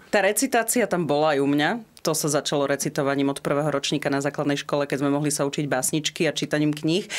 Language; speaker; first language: Slovak; non-native, local second language; Rusyn